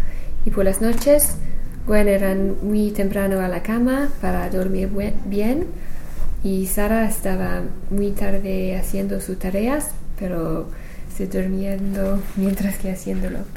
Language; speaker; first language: Spanish; non-native, learner; English